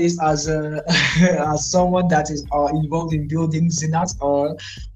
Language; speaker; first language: English; non-native, local second language; Igbo